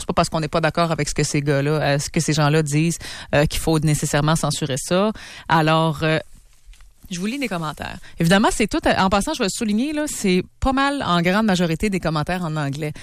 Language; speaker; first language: French; native; French